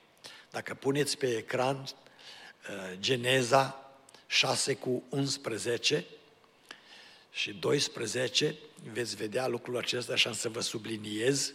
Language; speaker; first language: Romanian; native; Romanian